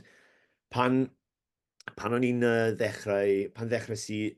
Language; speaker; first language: Welsh; non-native, learner; English